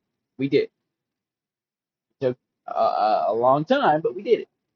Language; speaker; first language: English; native; English